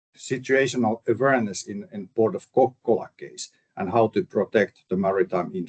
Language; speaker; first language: English; non-native, fluent; Finnish